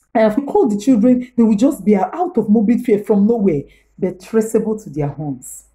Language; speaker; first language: English; non-native, local second language; Igbo